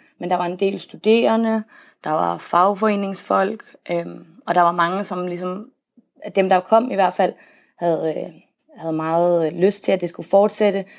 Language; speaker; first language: Danish; native; Danish